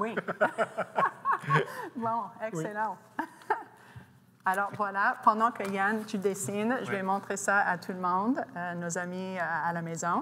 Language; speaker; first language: French; non-native, local second language; English